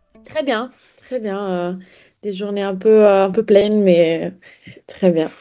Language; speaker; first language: French; non-native, fluent; Italian